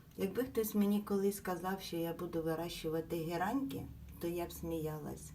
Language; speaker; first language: Ukrainian; native; Ukrainian